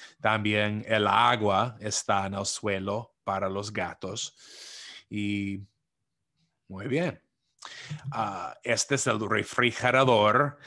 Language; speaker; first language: Spanish; non-native, fluent; English